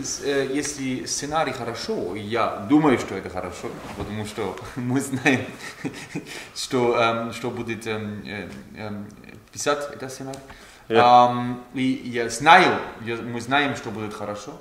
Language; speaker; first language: Russian; non-native, learner; German